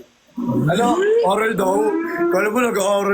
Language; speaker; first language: Filipino; native; Filipino